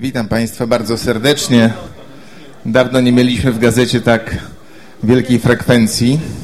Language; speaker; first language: Polish; native; Polish